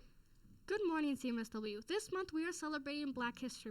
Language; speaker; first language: English; native; English